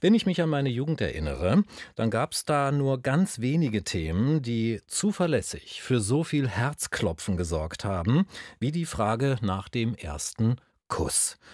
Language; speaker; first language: German; native; German